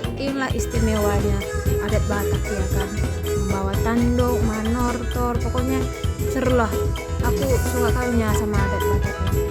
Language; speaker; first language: Indonesian; native; Indonesian